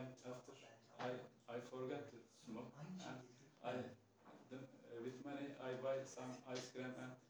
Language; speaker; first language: English; non-native, learner; Turkish